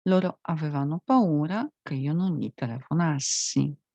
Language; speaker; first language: Italian; non-native, fluent; Polish